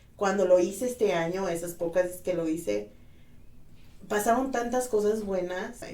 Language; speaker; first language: Spanish; early bilingual, heritage; Spanish